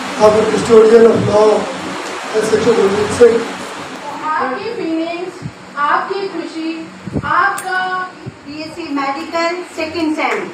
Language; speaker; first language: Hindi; non-native, local second language; Punjabi